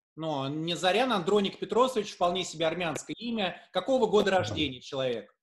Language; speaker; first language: Russian; native; Russian